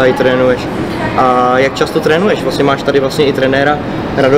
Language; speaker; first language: Czech; native; Czech